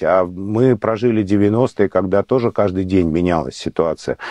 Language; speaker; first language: Russian; native; Russian